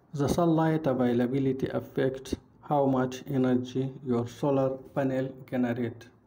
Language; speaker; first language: English; non-native, fluent; Arabic